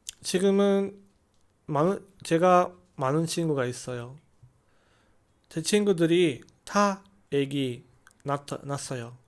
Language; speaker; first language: Korean; non-native, learner; Chinese